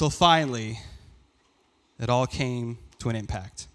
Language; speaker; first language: English; early bilingual, other home language; Persian